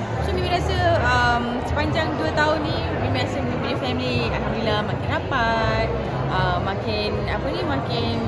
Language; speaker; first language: Malay; native; Malay